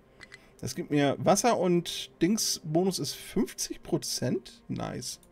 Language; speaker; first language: German; native; German